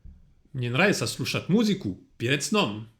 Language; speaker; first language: Russian; non-native, fluent; French